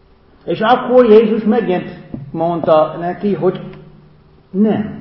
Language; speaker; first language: Hungarian; non-native, fluent; English